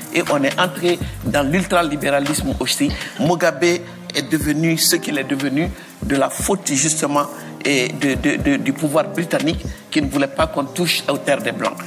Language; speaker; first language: French; non-native, local second language; Bambara